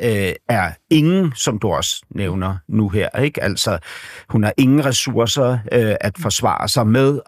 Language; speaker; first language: Danish; native; Danish